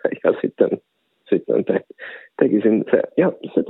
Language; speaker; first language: Finnish; non-native, local second language; Swedish